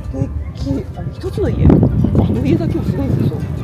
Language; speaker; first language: Japanese; native; Japanese